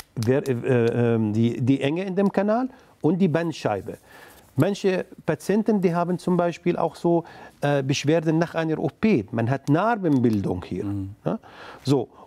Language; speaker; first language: German; non-native, fluent; Arabic